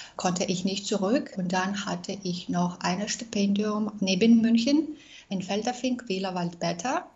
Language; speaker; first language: German; non-native, fluent; Russian